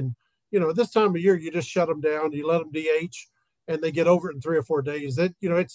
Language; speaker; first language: English; native; English